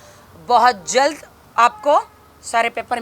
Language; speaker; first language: Hindi; native; Hindi